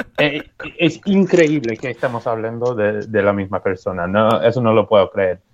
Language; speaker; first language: Spanish; non-native, fluent; English